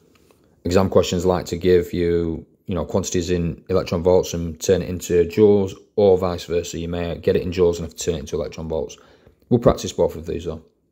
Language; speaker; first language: English; native; English